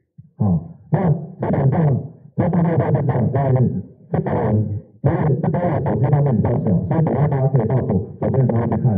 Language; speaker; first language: Chinese; native; Chinese